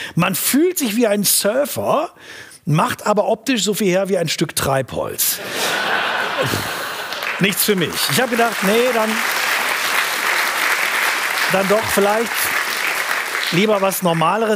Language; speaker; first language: German; native; German